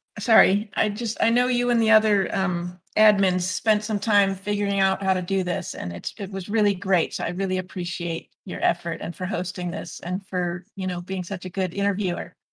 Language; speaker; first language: English; native; English